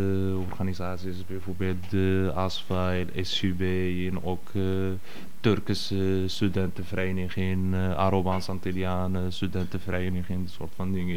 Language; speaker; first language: Dutch; non-native, fluent; Arabic